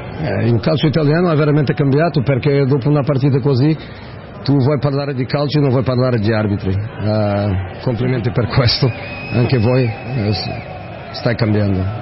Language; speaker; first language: Italian; non-native, fluent; Portuguese